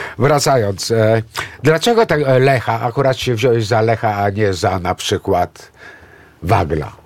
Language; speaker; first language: Polish; early bilingual, other home language; Greek